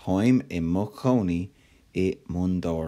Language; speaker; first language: Irish; non-native, local second language; English